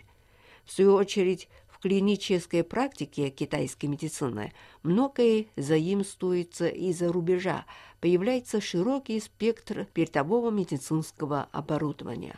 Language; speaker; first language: Russian; non-native, fluent; Chinese